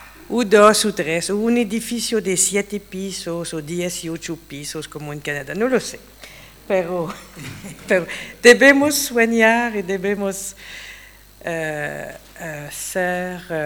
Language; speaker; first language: Spanish; non-native, fluent; English